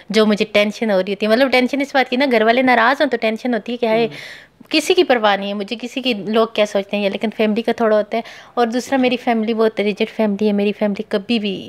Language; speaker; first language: Urdu; non-native, local second language; Pashto